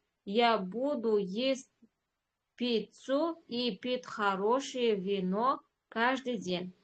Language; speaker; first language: Russian; non-native, learner; Uzbek